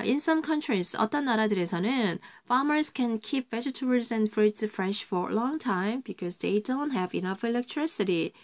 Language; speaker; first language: English; non-native, fluent; Korean